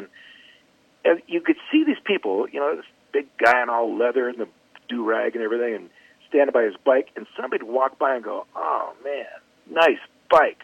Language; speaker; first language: English; native; English